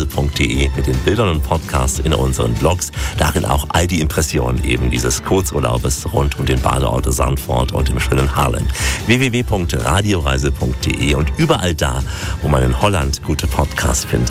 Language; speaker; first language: German; native; German